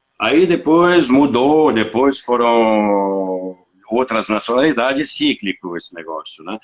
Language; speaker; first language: Portuguese; non-native, fluent; French